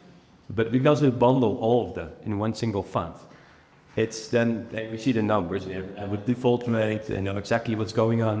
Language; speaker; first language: English; non-native, fluent; Dutch